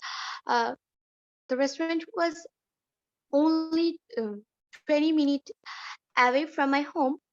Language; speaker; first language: English; non-native, learner; Bangla